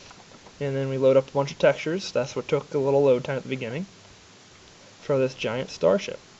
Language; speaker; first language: English; native; English